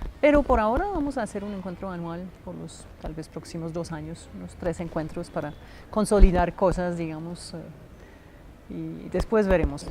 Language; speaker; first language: Spanish; non-native, fluent; English